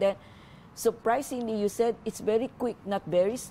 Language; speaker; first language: English; non-native, local second language; Filipino